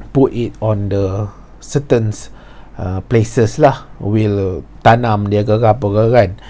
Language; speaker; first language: English; non-native, local second language; Malay